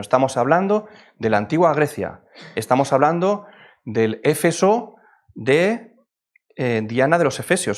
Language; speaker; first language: Spanish; native; Spanish